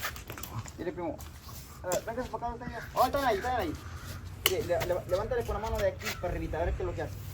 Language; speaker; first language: Spanish; native; Spanish